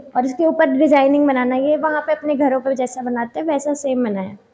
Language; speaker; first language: Hindi; native; Hindi